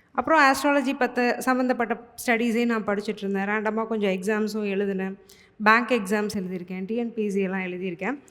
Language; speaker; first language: Tamil; native; Tamil